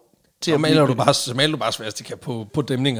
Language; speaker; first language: Danish; native; Danish